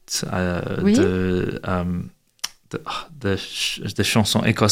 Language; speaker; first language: French; non-native, learner; English